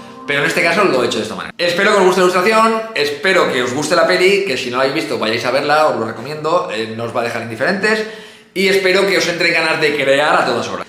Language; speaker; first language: Spanish; native; Spanish